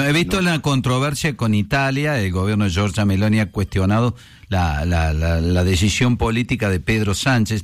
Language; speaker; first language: Spanish; native; Spanish